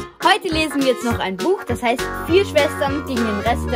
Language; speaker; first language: German; native; German